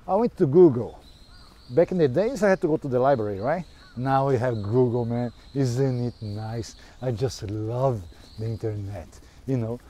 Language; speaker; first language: English; non-native, fluent; Portuguese